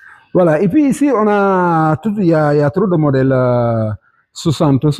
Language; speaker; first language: French; non-native, local second language; Wolof